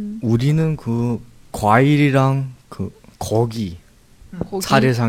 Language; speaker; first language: Korean; non-native, learner; Chinese